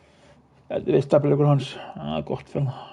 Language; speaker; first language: Icelandic; non-native, learner; Norwegian